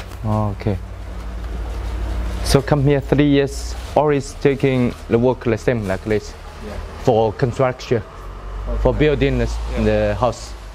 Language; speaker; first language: English; non-native, learner; Chinese